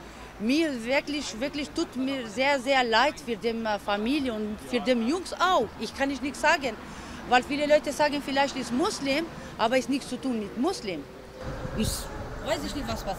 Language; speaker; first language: German; non-native, learner; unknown